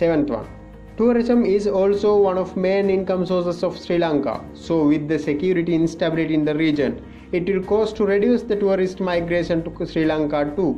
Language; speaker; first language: English; non-native, local second language; Sinhala